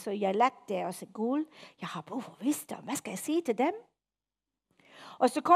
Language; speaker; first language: Danish; non-native, fluent; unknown